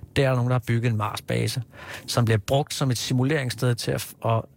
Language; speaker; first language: Danish; native; Danish